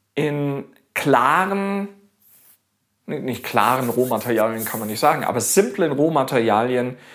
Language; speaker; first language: German; native; German